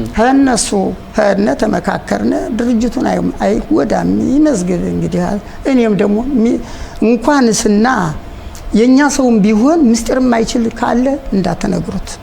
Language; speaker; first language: Amharic; native; Amharic